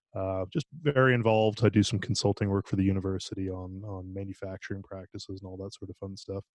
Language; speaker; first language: English; native; English